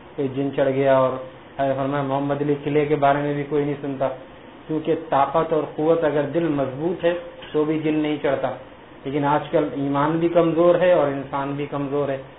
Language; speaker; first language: Urdu; native; Urdu